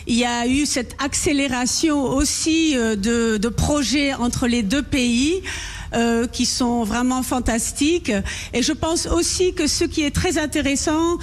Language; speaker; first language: French; non-native, local second language; Dutch